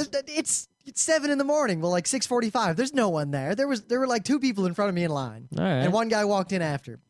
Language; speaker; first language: English; native; English